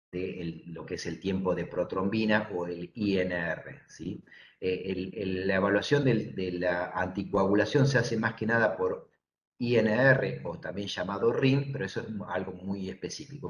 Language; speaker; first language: Spanish; native; Spanish